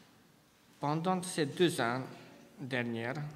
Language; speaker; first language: French; non-native, fluent; Hungarian